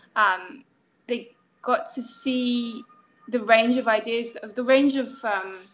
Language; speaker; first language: English; non-native, fluent; French